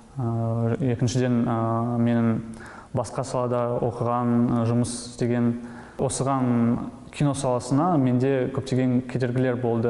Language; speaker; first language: Kazakh; non-native, local second language; Russian